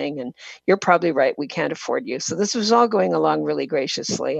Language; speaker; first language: English; native; English